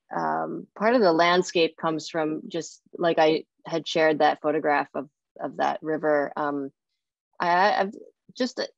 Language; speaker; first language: English; native; English